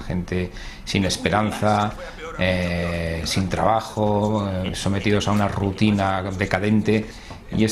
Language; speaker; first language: Spanish; native; Spanish